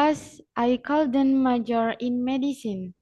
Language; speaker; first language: English; non-native, learner; Indonesian